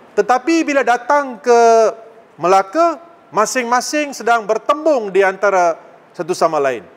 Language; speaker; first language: Malay; non-native, local second language; Tamil